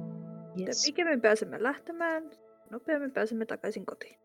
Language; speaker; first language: Finnish; native; Finnish